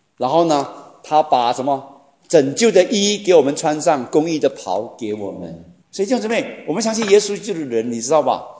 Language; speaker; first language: Chinese; native; Chinese